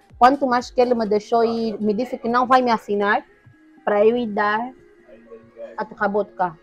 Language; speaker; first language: Portuguese; native; Portuguese